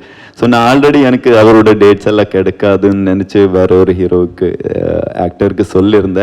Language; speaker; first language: Tamil; non-native, learner; Kannada